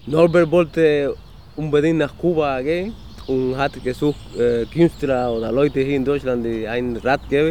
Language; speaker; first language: German; non-native, fluent; Spanish